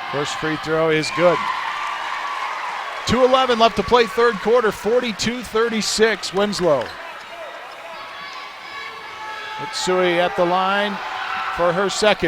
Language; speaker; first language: English; native; English